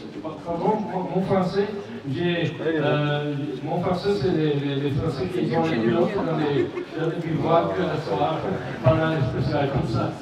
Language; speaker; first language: French; non-native, fluent; Italian